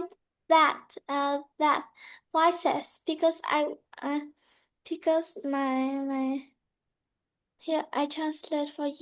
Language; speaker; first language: English; non-native, learner; Vietnamese